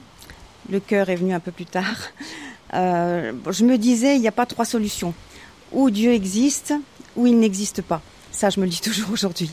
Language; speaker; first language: French; native; French